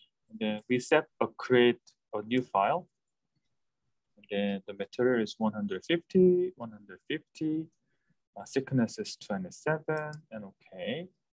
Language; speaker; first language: English; non-native, fluent; Korean